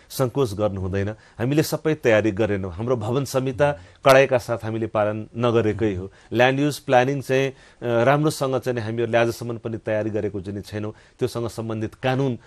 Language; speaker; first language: Nepali; native; Nepali